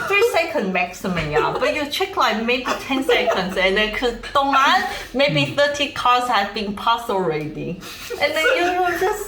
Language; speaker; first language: English; non-native, fluent; Chinese